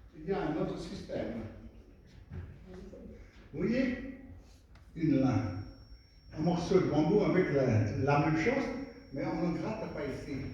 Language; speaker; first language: French; non-native, fluent; Vietnamese